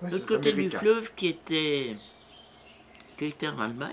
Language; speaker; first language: French; native; French